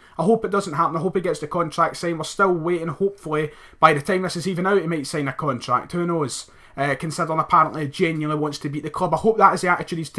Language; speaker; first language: English; native; English